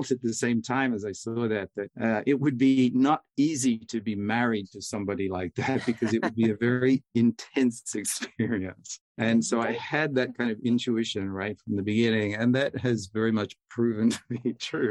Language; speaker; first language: English; native; English